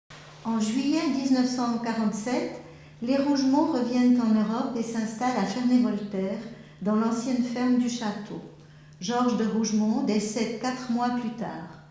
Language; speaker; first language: French; native; French